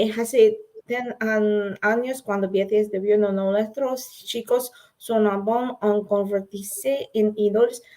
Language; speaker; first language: Spanish; non-native, learner; English